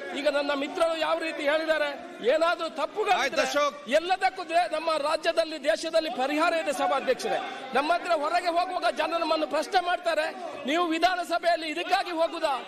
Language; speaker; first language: Kannada; non-native, local second language; Tulu